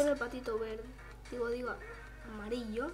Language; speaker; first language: Spanish; native; Spanish